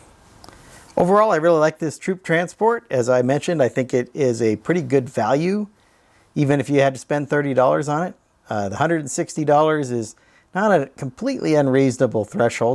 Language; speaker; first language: English; native; English